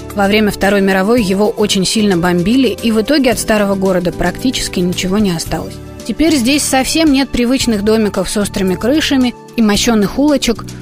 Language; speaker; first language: Russian; native; Russian